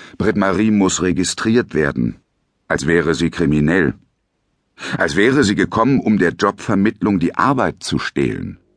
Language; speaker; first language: German; native; German